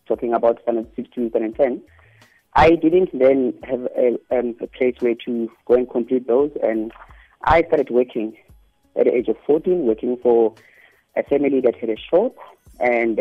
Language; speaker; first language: English; non-native, local second language; Zulu